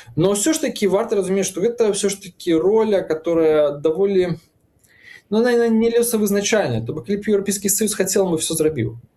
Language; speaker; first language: Belarusian; non-native, local second language; Russian